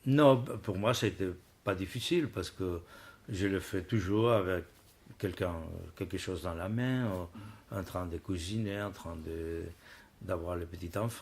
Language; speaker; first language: French; non-native, learner; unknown